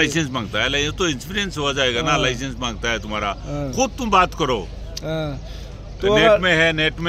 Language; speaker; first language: Hindi; non-native, learner; Bangla